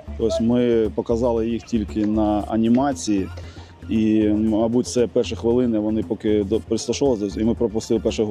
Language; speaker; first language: Ukrainian; native; Ukrainian